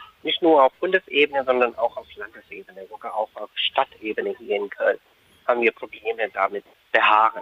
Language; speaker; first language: German; non-native, fluent; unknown